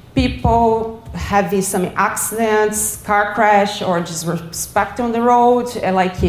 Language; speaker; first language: English; non-native, learner; Portuguese